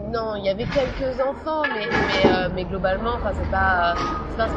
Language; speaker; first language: French; native; French